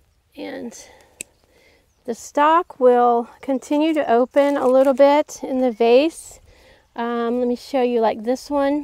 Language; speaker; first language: English; native; English